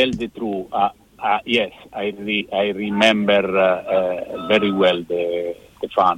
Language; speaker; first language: English; non-native, learner; Italian